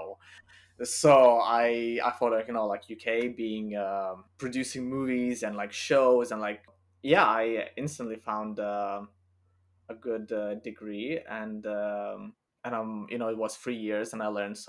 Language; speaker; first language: English; non-native, fluent; Lithuanian